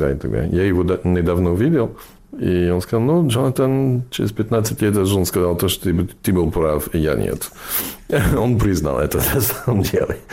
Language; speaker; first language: Russian; non-native, learner; English